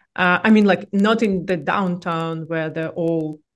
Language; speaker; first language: English; non-native, fluent; Russian